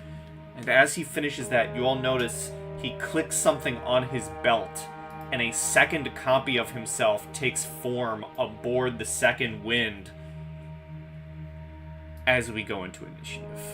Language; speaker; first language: English; native; English